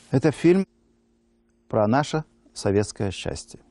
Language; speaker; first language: Russian; non-native, local second language; Belarusian